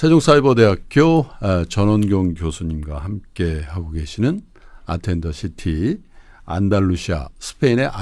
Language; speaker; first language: Korean; native; Korean